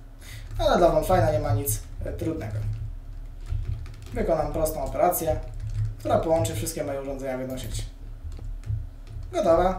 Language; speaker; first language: Polish; native; Polish